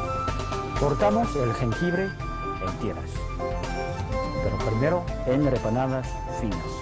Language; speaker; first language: Spanish; non-native, fluent; Chinese